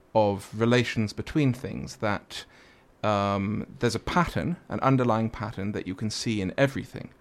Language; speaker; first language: English; native; English